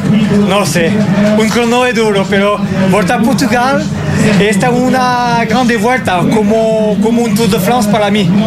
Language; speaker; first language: Spanish; non-native, learner; French